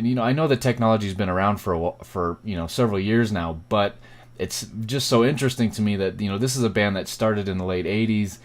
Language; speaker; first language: English; native; English